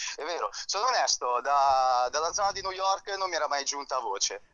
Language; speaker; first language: Italian; native; Italian